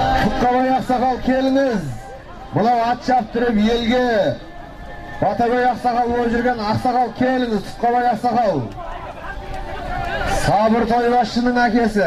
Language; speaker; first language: Kazakh; native; Kazakh